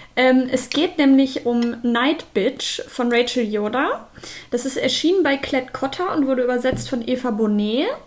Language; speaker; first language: German; native; German